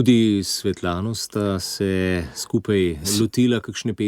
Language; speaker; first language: Slovenian; native; Slovenian